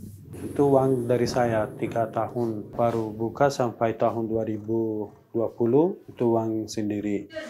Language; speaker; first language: Indonesian; non-native, learner; Persian